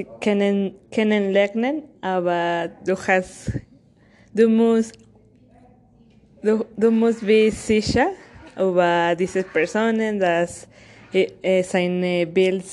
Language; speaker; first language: German; non-native, learner; Spanish